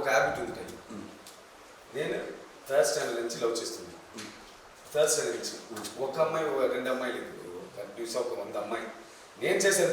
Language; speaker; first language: Telugu; non-native, learner; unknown